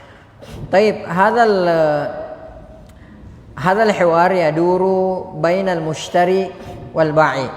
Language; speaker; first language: Arabic; non-native, fluent; Indonesian